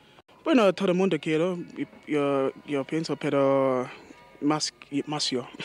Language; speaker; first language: Spanish; non-native, learner; English